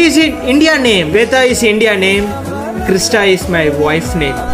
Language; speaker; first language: English; non-native, learner; Tamil